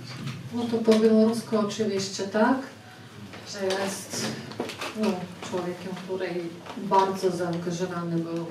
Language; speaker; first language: Polish; non-native, fluent; Ukrainian